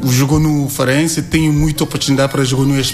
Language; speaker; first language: Portuguese; non-native, learner; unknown